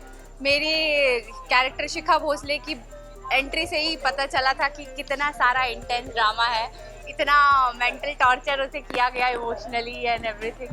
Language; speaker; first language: Hindi; native; Hindi